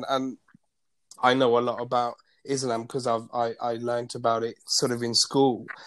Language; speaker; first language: English; non-native, local second language; Gujarati